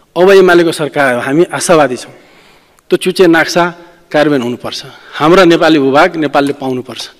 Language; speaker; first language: Nepali; non-native, local second language; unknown